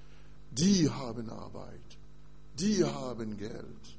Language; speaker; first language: German; non-native, fluent; French